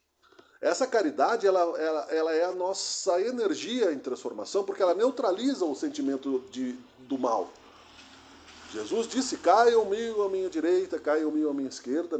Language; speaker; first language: Portuguese; native; Portuguese